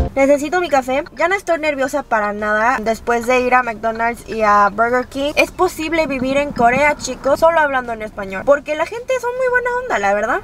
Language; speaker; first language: Spanish; early bilingual, other home language; Korean